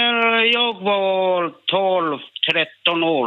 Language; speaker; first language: Swedish; non-native, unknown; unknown